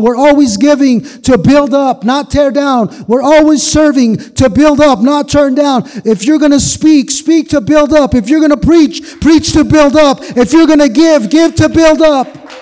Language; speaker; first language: English; native; English